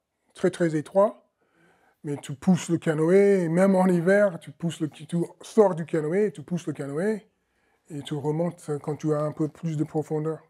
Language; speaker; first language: French; non-native, fluent; English